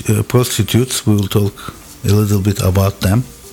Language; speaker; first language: English; non-native, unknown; Turkish